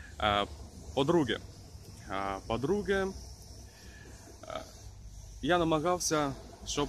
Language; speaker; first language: Ukrainian; non-native, local second language; Russian